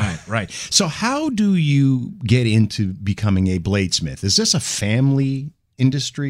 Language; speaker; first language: English; native; English